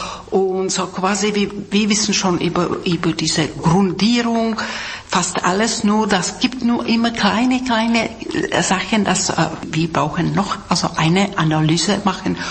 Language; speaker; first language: German; non-native, fluent; Czech